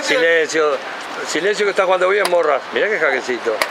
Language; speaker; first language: Spanish; native; Spanish